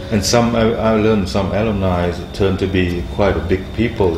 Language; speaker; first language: English; non-native, fluent; Thai